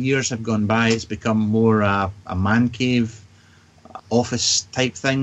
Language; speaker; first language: English; native; English